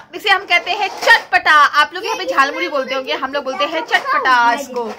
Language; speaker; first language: Hindi; non-native, local second language; Nepali